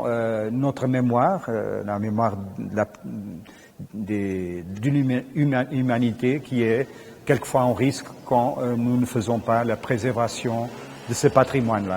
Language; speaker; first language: French; non-native, fluent; Portuguese